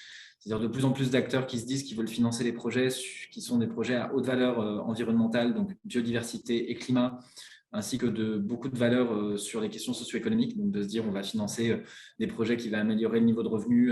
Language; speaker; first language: French; native; French